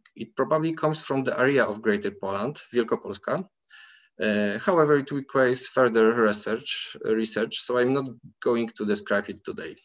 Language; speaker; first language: English; non-native, fluent; Polish